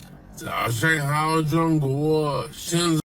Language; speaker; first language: Chinese; non-native, learner; English